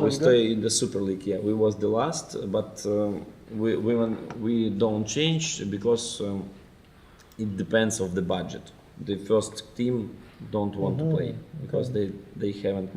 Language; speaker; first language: English; non-native, fluent; Ukrainian